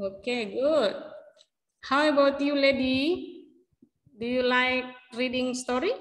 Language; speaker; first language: English; non-native, learner; Indonesian